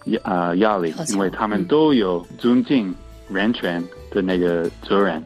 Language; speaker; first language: Chinese; non-native, fluent; English